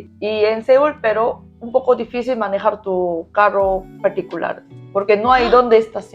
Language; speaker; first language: Spanish; non-native, learner; Korean